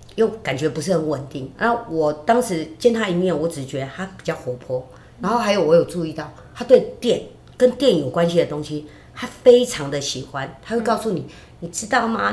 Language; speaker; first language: Chinese; native; Chinese